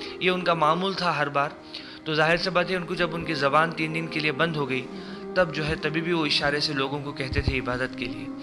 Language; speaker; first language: Urdu; native; Urdu